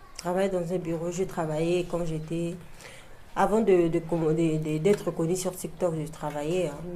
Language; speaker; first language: French; non-native, local second language; Luba-Lulua